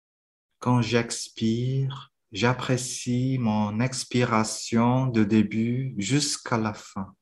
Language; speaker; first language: French; non-native, fluent; Vietnamese